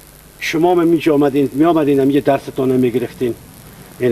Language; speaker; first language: Persian; native; Persian